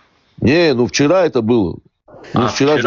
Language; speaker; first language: Russian; native; Russian